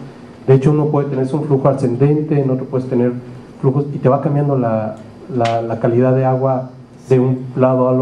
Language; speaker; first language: Spanish; native; Spanish